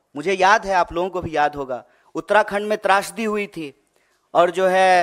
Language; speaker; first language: Hindi; native; Hindi